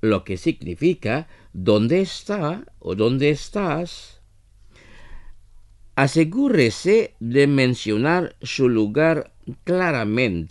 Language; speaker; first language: Spanish; non-native, fluent; Indonesian